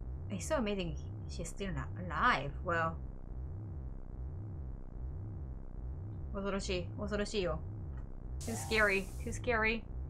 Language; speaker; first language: English; non-native, fluent; Japanese